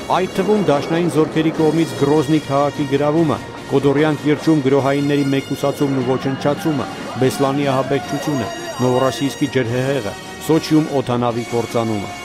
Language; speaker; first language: Armenian; native; Armenian